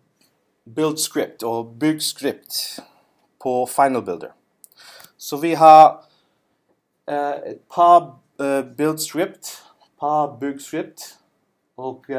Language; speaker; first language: Norwegian; non-native, learner; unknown